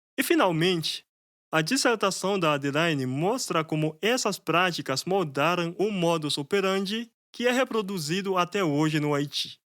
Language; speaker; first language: Portuguese; non-native, fluent; Haitian Creole